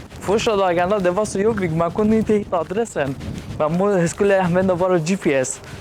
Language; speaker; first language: Swedish; non-native, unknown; Persian